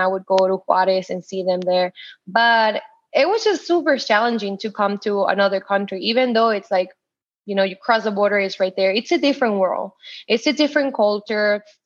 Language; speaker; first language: English; non-native, fluent; Spanish